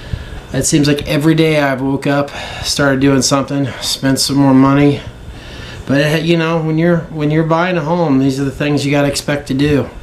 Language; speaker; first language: English; native; English